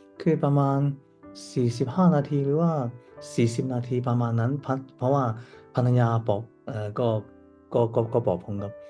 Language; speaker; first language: Thai; non-native, learner; Cantonese